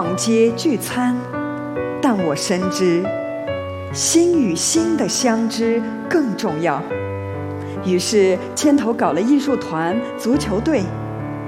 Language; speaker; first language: Chinese; non-native, local second language; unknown